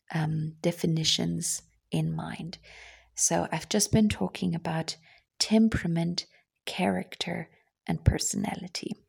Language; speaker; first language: English; non-native, fluent; German